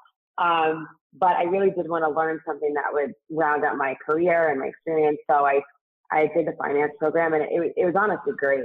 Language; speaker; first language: English; native; English